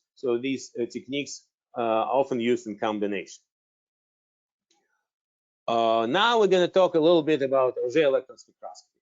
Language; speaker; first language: English; non-native, fluent; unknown